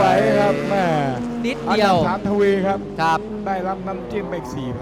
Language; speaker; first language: Thai; native; Thai